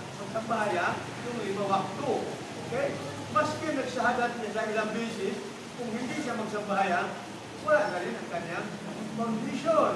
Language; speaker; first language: Filipino; non-native, local second language; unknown